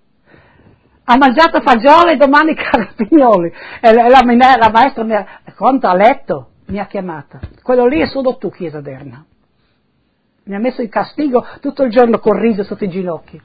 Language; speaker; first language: Italian; non-native, local second language; Friulian